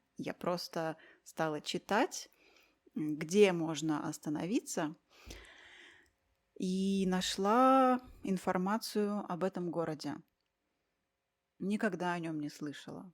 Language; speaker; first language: Russian; native; Russian